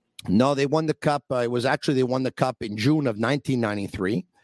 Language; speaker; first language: English; early bilingual, other home language; Italian